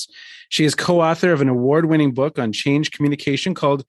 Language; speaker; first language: English; native; English